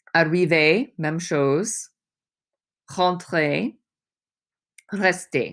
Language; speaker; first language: French; non-native, fluent; English